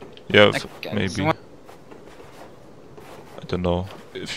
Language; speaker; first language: English; non-native, fluent; German